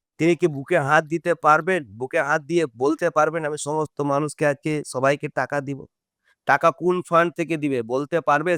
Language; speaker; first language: Bangla; non-native, local second language; Santali